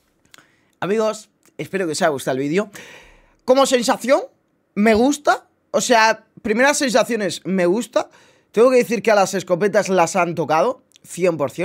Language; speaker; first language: Spanish; native; Spanish